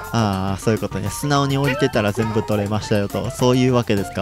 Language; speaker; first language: Japanese; native; Japanese